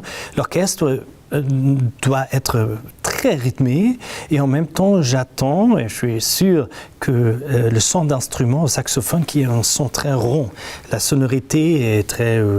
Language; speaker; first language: French; non-native, fluent; German